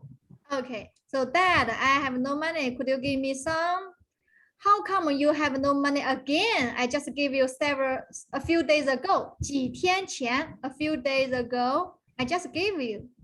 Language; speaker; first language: English; non-native, fluent; Chinese